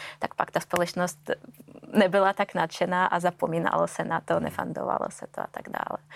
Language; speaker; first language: Czech; non-native, fluent; Russian